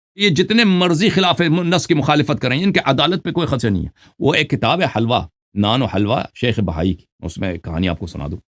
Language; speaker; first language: Urdu; non-native, fluent; Persian